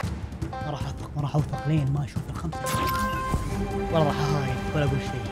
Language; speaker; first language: Arabic; native; Arabic